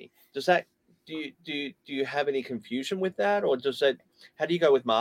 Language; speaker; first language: English; native; English